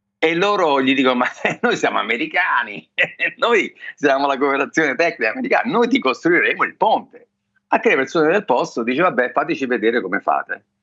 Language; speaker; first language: Italian; native; Italian